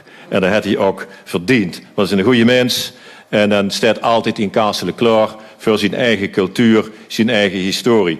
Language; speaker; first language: Dutch; native; Dutch